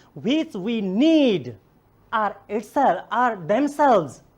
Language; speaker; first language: English; non-native, local second language; Nepali